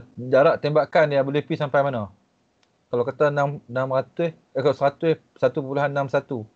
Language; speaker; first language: Malay; native; Malay